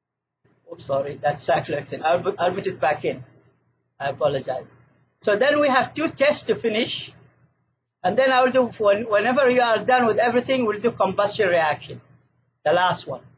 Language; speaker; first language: English; non-native, fluent; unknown